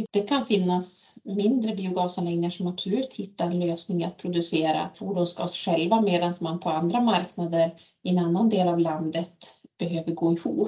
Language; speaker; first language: Swedish; native; Swedish